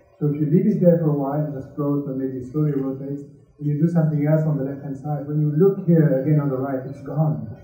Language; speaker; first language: English; non-native, fluent; French